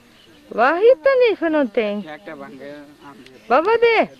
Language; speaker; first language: Swedish; non-native, fluent; Spanish